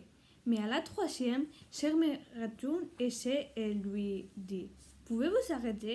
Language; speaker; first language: French; non-native, learner; Spanish